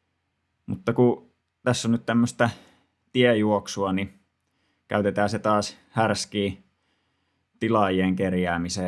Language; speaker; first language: Finnish; native; Finnish